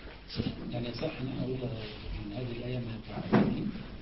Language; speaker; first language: Arabic; native; Arabic